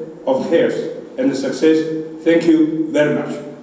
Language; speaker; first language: English; non-native, fluent; Chinese